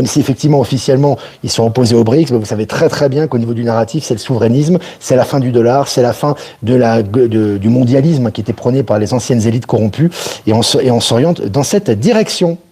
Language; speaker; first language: French; native; French